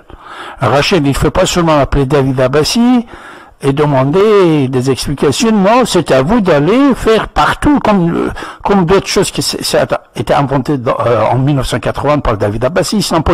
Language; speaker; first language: French; non-native, fluent; Persian